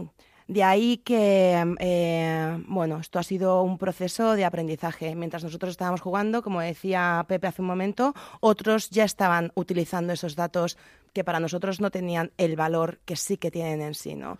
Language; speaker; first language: Spanish; native; Spanish